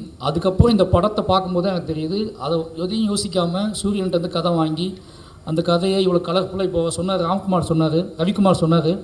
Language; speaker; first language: Tamil; native; Tamil